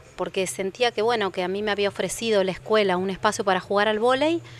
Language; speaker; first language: Spanish; native; Spanish